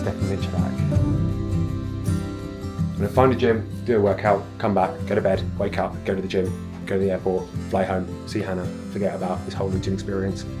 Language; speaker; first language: English; native; English